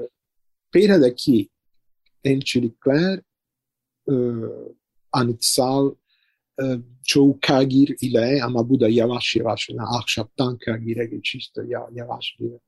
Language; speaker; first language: Turkish; non-native, fluent; Italian